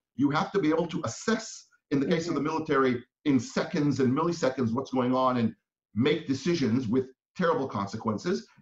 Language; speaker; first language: English; non-native, fluent; Hebrew